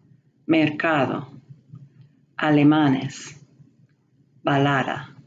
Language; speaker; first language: Spanish; non-native, fluent; English